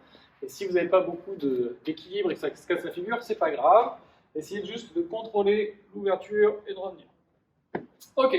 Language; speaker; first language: French; native; French